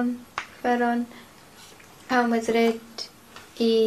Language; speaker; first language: Spanish; non-native, learner; English